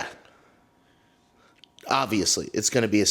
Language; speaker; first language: English; native; English